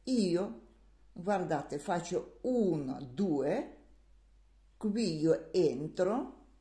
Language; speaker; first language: Italian; non-native, learner; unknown